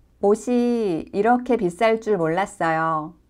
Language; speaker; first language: Korean; non-native, fluent; Chinese